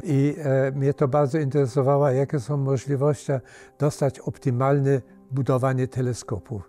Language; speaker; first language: Polish; early bilingual, heritage; Polish